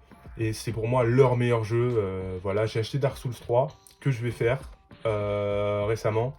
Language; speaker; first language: French; native; French